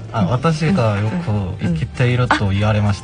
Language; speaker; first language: Japanese; non-native, learner; Korean